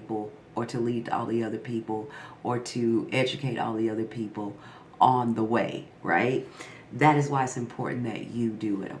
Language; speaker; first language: English; native; English